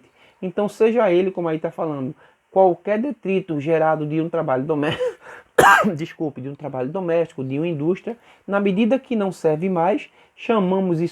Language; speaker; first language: Portuguese; native; Portuguese